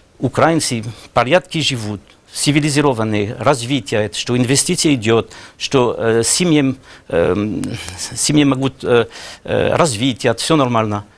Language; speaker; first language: Russian; non-native, learner; French